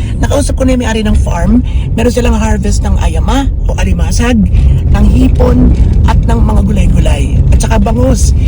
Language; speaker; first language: Filipino; native; Filipino